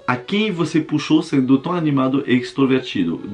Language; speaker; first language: Portuguese; non-native, fluent; French